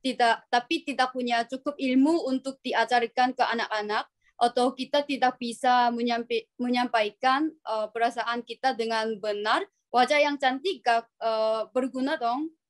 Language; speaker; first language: Indonesian; non-native, learner; Korean